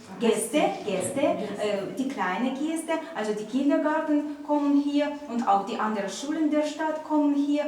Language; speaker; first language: German; non-native, learner; Ukrainian